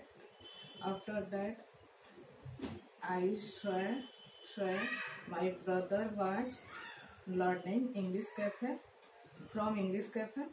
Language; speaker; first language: English; non-native, learner; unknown